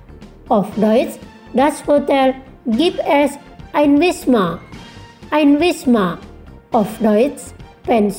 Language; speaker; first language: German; non-native, fluent; Indonesian